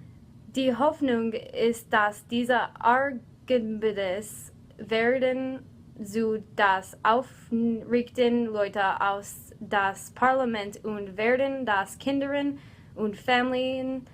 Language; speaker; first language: German; non-native, learner; English